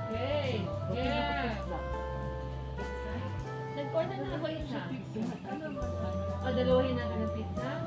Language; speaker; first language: Filipino; non-native, local second language; Cebuano